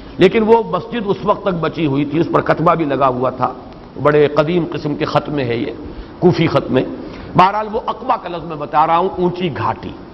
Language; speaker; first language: Urdu; native; Urdu